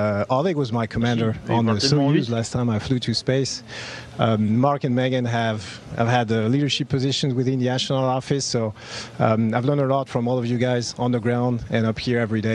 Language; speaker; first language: English; non-native, fluent; French